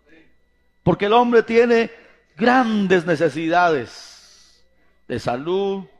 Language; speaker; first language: Spanish; native; Spanish